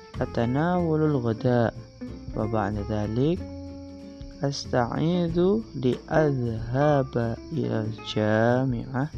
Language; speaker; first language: Arabic; non-native, learner; Indonesian